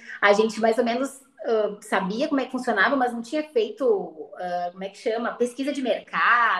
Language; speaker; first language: Portuguese; native; Portuguese